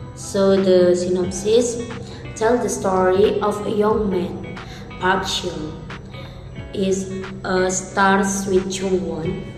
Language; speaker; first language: English; non-native, learner; Indonesian